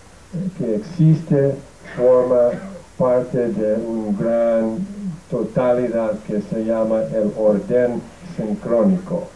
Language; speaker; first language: Spanish; non-native, fluent; English